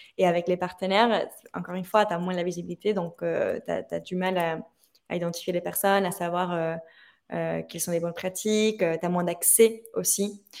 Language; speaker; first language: French; non-native, fluent; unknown